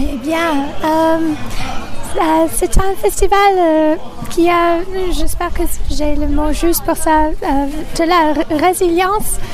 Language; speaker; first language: French; non-native, local second language; English